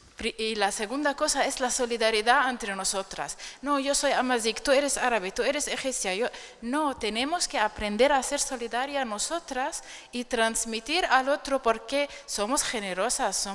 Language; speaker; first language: Spanish; non-native, fluent; Arabic